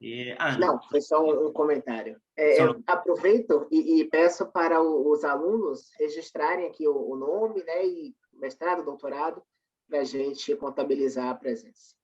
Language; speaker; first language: Portuguese; native; Portuguese